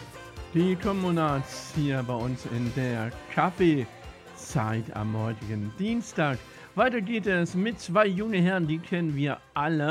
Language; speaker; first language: German; native; German